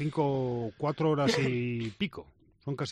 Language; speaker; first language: Spanish; native; Spanish